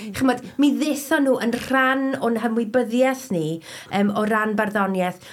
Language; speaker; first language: Welsh; native; Welsh